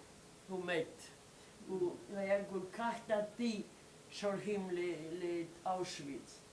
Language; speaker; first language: Hebrew; non-native, learner; German